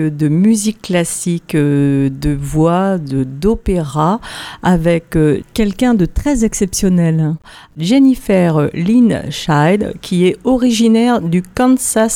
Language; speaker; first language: French; native; French